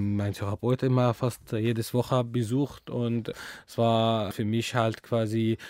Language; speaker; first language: German; non-native, fluent; Arabic